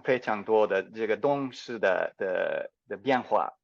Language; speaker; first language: Chinese; non-native, fluent; English